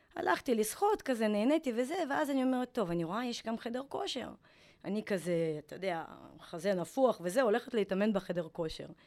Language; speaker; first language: Hebrew; non-native, fluent; Russian